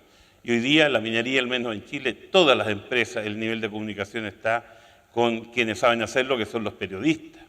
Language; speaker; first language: Spanish; native; Spanish